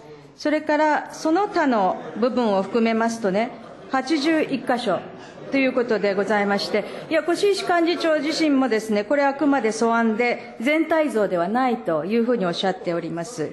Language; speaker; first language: Japanese; native; Japanese